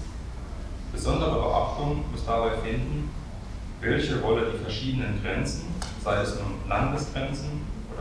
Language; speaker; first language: German; native; German